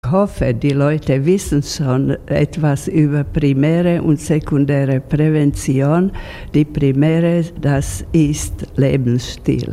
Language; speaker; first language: German; non-native, fluent; Slovak